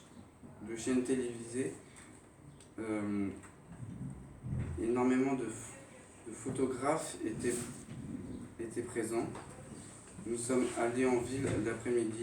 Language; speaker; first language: French; native; French